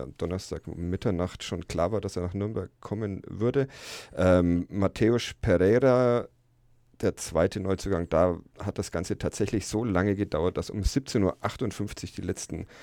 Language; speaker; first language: German; native; German